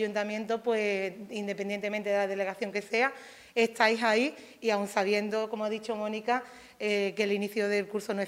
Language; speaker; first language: Spanish; native; Spanish